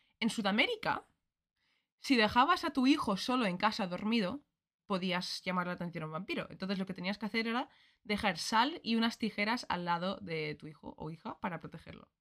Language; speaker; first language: Spanish; early bilingual, other home language; English